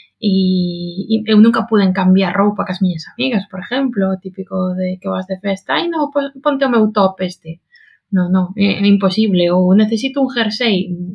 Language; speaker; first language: Galician; non-native, local second language; Spanish